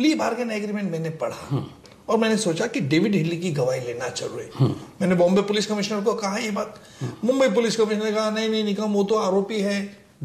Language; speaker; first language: Hindi; non-native, local second language; Marathi